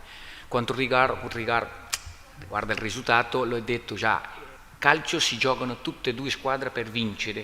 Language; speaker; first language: Italian; non-native, learner; Portuguese